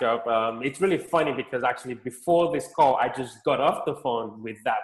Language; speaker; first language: English; non-native, local second language; Yoruba